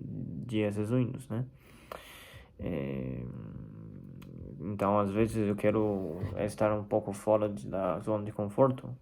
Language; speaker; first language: Portuguese; non-native, fluent; Chinese